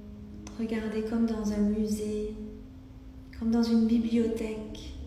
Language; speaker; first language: French; native; French